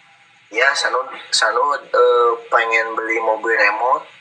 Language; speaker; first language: Indonesian; non-native, local second language; Sundanese